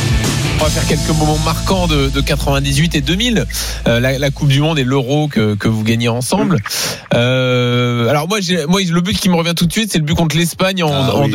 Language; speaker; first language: French; native; French